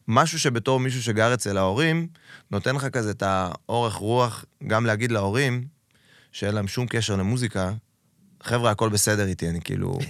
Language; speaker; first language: Hebrew; native; Hebrew